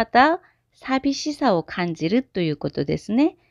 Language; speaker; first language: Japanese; non-native, fluent; Korean